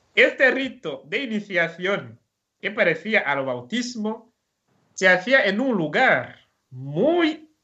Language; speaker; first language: Spanish; non-native, fluent; Rundi